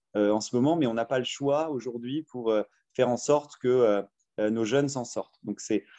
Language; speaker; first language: French; native; French